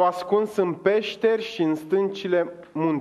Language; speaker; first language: Romanian; native; Romanian